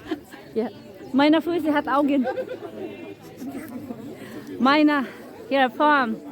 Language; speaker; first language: German; non-native, learner; Filipino